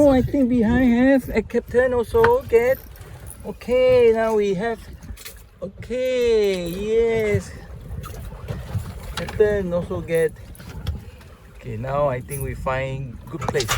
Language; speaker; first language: English; non-native, fluent; Thai